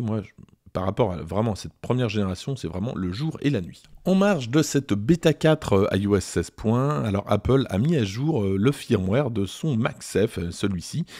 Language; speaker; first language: French; native; French